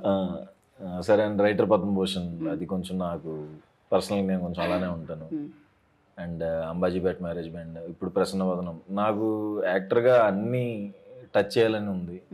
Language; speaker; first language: Telugu; native; Telugu